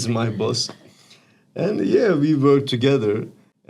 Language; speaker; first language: English; non-native, learner; Turkish